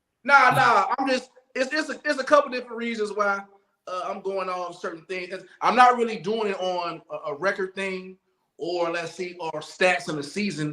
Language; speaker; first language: English; native; English